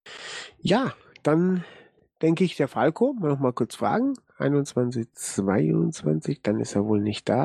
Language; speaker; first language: German; native; German